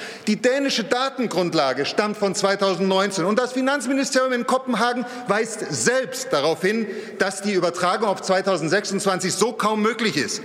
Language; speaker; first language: German; native; German